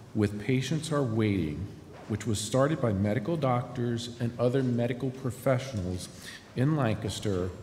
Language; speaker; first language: English; native; English